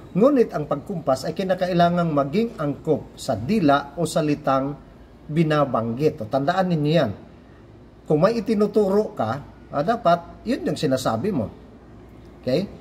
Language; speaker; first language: Filipino; non-native, local second language; Cebuano